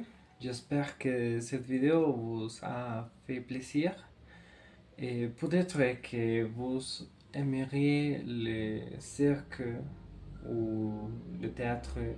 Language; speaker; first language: French; non-native, fluent; Spanish